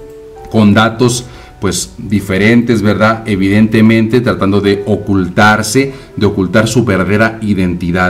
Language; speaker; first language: Spanish; native; Spanish